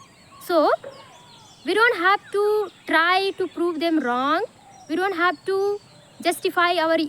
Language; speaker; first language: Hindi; non-native, local second language; Bhojpuri